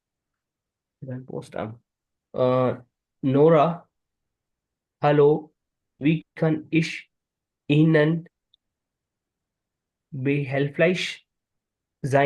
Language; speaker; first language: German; non-native, learner; Hindi